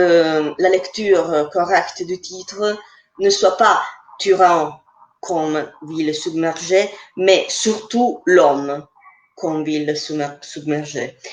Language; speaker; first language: French; non-native, fluent; Italian